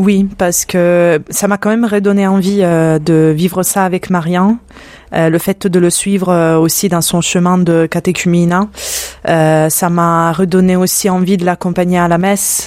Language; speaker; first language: French; non-native, fluent; Italian